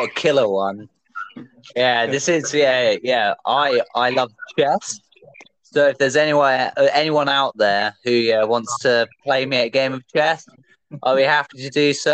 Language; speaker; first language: English; native; English